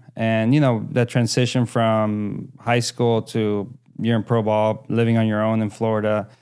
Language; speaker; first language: English; early bilingual, other home language; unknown